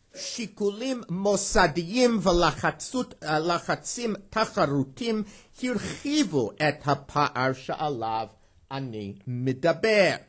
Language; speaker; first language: Hebrew; non-native, fluent; English